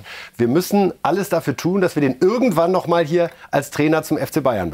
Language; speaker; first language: German; native; German